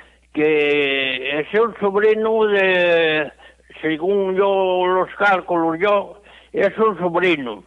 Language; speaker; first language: Spanish; non-native, local second language; Galician